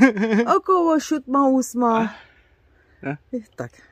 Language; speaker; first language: Polish; non-native, learner; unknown